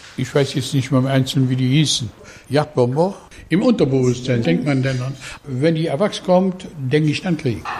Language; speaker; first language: German; native; German